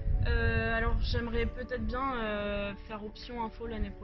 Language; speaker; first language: French; native; French